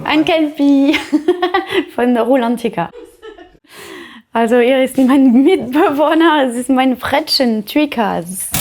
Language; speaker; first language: German; non-native, fluent; French